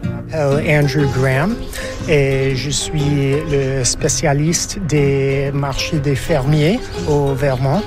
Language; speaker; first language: French; non-native, learner; English